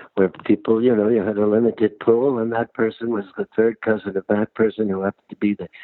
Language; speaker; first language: English; early bilingual, other home language; Ukrainian